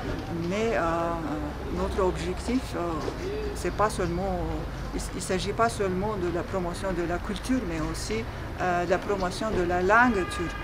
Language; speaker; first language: French; non-native, fluent; Turkish